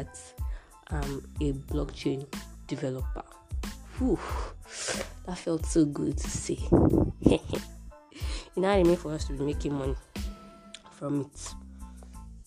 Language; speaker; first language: English; non-native, local second language; Yoruba